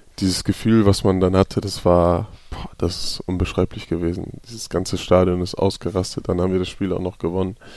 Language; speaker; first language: German; native; German